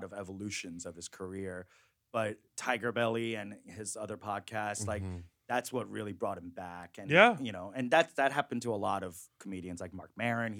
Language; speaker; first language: English; early bilingual, other home language; Korean